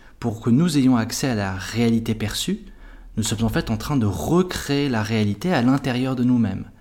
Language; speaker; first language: French; native; French